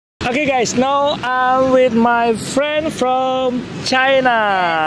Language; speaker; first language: English; non-native, learner; Indonesian